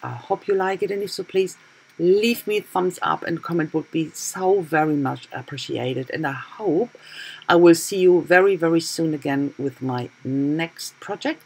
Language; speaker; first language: English; non-native, fluent; German